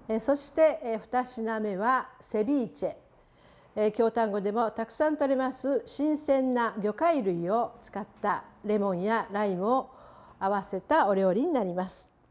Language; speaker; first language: Japanese; native; Japanese